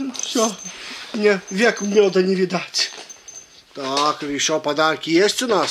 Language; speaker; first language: Russian; early bilingual, heritage; Russian